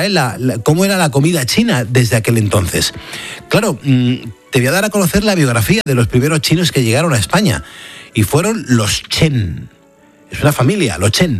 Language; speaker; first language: Spanish; native; Spanish